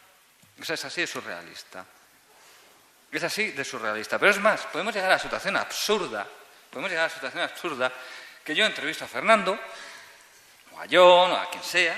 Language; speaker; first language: Spanish; native; Spanish